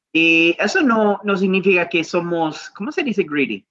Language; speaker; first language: Spanish; non-native, learner; English